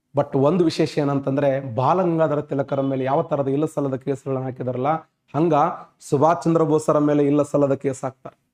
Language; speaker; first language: Kannada; native; Kannada